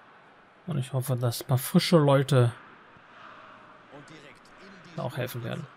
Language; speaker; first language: German; native; German